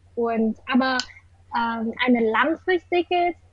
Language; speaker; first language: German; non-native, learner; Vietnamese